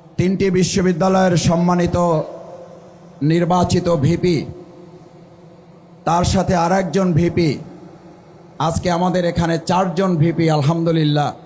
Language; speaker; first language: Bangla; native; Bangla